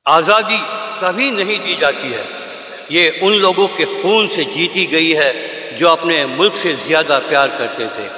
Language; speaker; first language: Hindi; non-native, local second language; Marathi